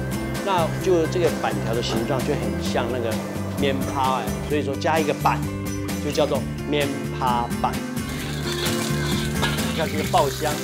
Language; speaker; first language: Chinese; non-native, local second language; Hakka Chinese